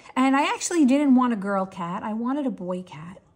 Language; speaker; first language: English; native; English